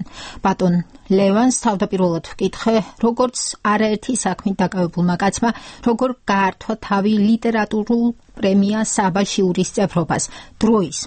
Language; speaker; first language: Georgian; native; Georgian